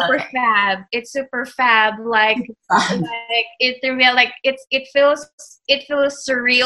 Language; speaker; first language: English; non-native, local second language; Filipino